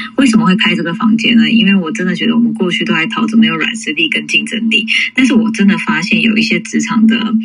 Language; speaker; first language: Chinese; early bilingual, heritage; English